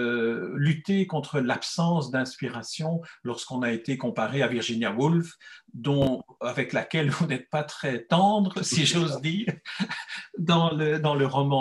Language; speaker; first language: French; native; French